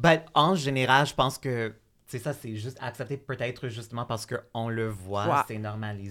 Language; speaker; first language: French; native; French